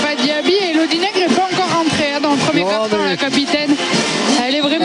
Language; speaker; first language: French; native; French